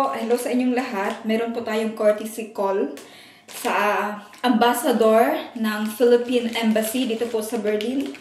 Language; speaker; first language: Filipino; non-native, local second language; Cebuano